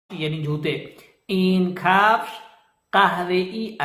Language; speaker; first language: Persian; non-native, fluent; Urdu